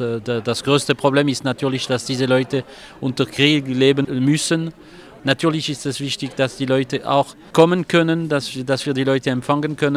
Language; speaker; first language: German; non-native, local second language; French